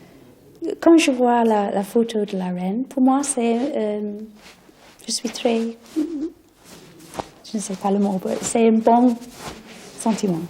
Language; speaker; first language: French; non-native, learner; English